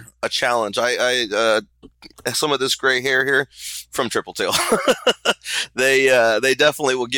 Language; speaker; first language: English; native; English